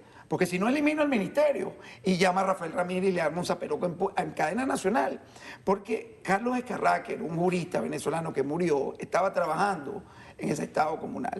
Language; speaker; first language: Spanish; native; Spanish